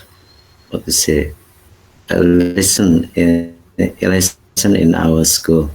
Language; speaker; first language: English; non-native, learner; Indonesian